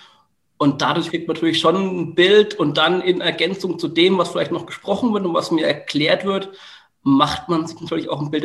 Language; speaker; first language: German; native; German